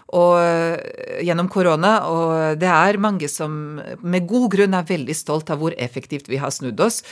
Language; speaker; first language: Norwegian; non-native, fluent; Serbian